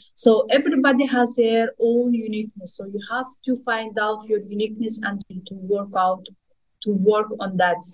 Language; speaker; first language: English; non-native, fluent; Russian